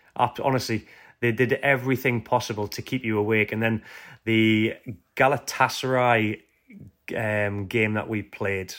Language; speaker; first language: English; native; English